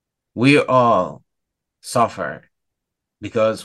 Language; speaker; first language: English; non-native, local second language; Igbo